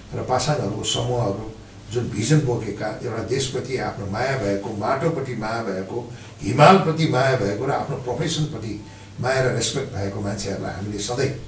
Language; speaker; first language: Nepali; non-native, local second language; Sherpa